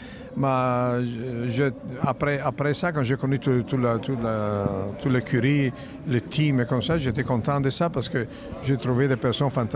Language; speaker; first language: French; non-native, fluent; Italian